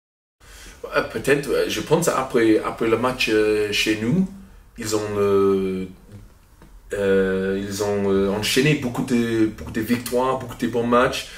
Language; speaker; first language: French; non-native, fluent; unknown